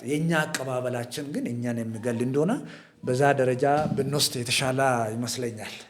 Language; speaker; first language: Amharic; non-native, local second language; Hadiyya